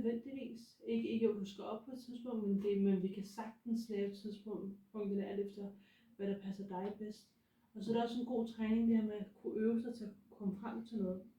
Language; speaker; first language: Danish; native; Danish